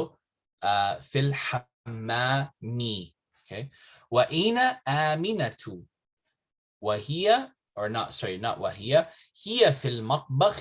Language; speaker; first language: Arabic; non-native, fluent; English